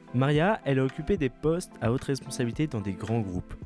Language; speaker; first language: French; non-native, fluent; English